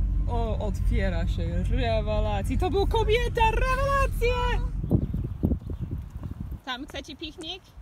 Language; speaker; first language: Polish; non-native, fluent; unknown